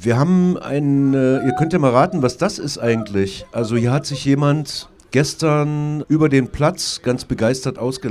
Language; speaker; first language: German; native; German